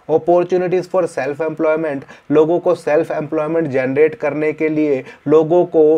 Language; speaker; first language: Hindi; native; Hindi